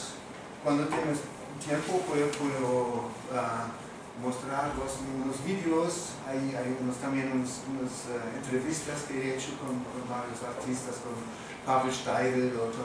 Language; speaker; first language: Spanish; non-native, fluent; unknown